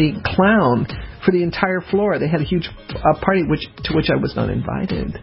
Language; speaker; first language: English; native; English